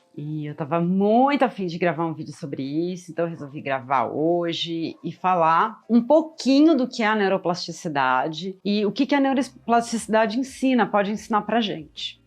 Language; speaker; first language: Portuguese; native; Portuguese